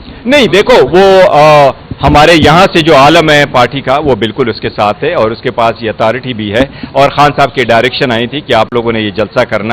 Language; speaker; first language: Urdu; non-native, local second language; Pashto